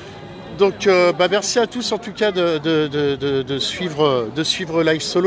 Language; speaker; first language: French; native; French